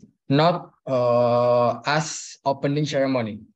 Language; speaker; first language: English; non-native, learner; Indonesian